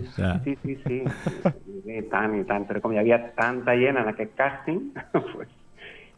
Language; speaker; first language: Catalan; non-native, local second language; Spanish